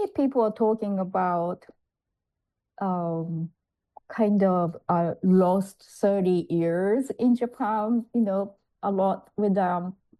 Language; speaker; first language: English; non-native, fluent; Japanese